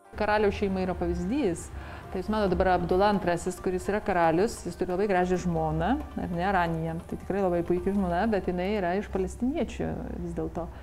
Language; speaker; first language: Lithuanian; native; Lithuanian